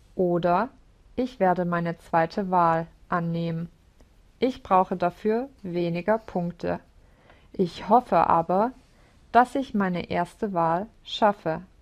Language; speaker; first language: German; non-native, learner; English